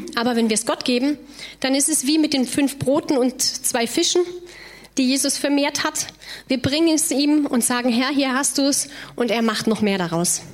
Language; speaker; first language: German; native; German